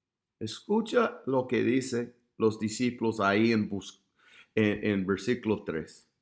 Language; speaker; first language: Spanish; non-native, fluent; English